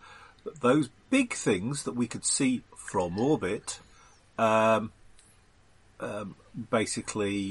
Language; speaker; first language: English; native; English